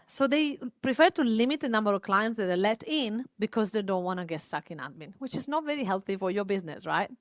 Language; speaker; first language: English; non-native, fluent; Italian